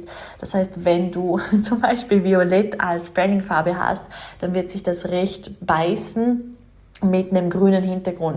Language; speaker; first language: German; native; German